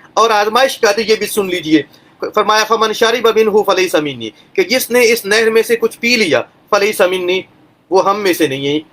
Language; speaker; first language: Urdu; non-native, local second language; Punjabi